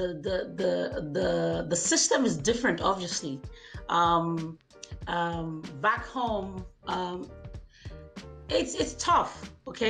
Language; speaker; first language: English; non-native, local second language; Igbo